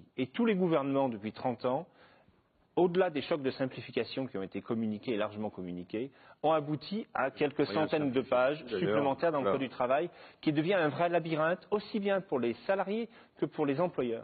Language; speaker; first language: French; native; French